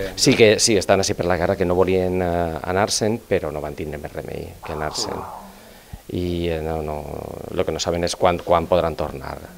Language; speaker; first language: Catalan; native; Catalan